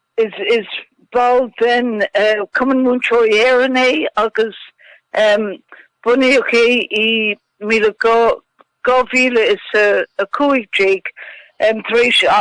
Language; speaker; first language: Irish; non-native, local second language; English